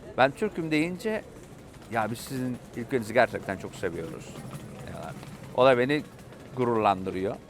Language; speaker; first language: Turkish; native; Turkish